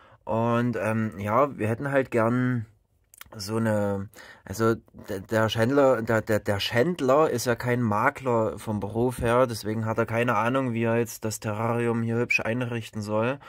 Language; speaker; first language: German; native; German